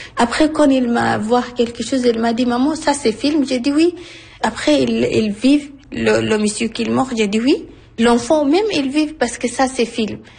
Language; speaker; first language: French; non-native, learner; Arabic